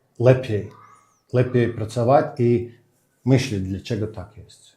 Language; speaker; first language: Polish; non-native, learner; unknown